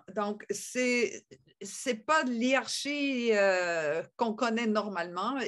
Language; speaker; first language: French; native; French